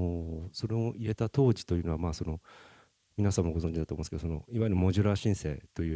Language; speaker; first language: Japanese; native; Japanese